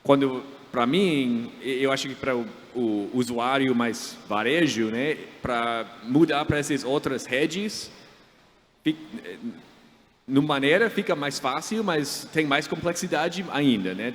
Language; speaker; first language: Portuguese; non-native, fluent; English